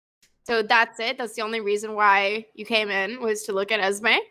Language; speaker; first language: English; native; English